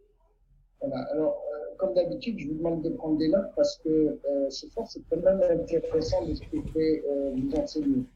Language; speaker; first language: French; non-native, fluent; Italian